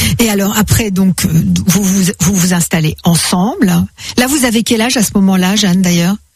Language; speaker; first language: French; native; French